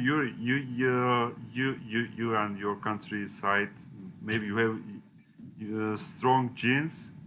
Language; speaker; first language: English; non-native, learner; Turkish